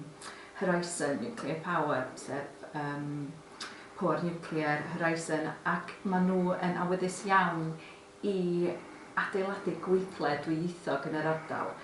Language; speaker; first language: Welsh; non-native, fluent; English